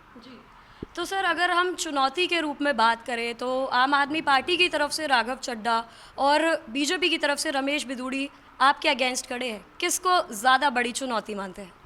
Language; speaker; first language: Hindi; native; Hindi